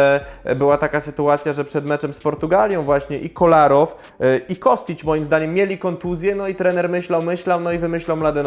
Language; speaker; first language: Polish; native; Polish